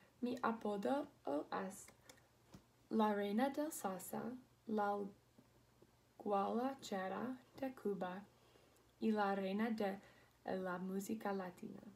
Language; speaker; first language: Spanish; non-native, learner; English